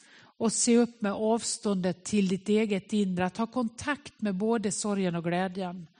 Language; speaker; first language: Swedish; native; Swedish